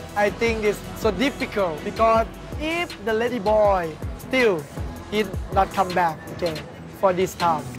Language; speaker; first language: English; non-native, learner; Thai